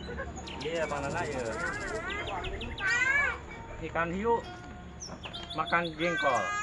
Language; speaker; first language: Indonesian; non-native, local second language; Sundanese